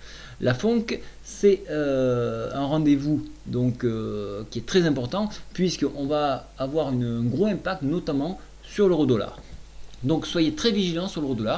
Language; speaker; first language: French; native; French